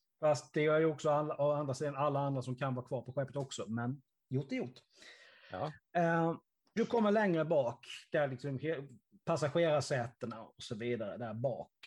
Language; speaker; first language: Swedish; native; Swedish